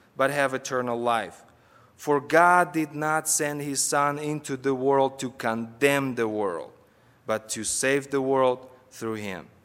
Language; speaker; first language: English; non-native, fluent; Russian